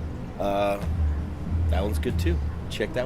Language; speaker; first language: English; native; English